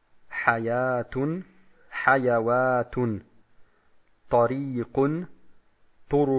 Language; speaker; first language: Arabic; non-native, fluent; German